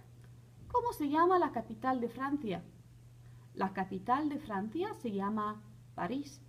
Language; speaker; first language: Spanish; non-native, fluent; French